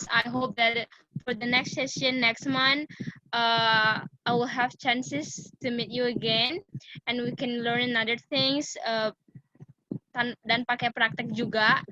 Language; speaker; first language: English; non-native, fluent; Indonesian